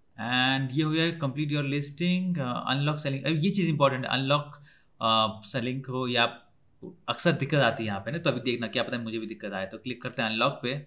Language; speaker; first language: Hindi; native; Hindi